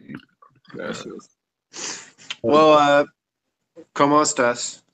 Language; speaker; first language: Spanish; non-native, learner; English